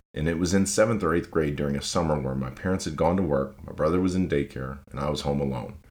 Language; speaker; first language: English; native; English